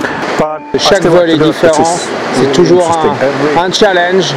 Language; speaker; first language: French; early bilingual, heritage; Finnish